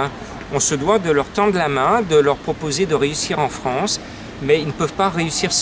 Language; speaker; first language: French; native; French